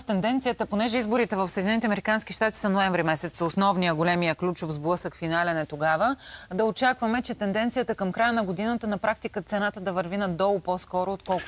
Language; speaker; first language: Bulgarian; native; Bulgarian